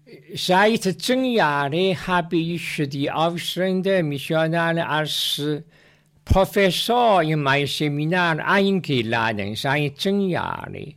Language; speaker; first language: German; non-native, learner; Chinese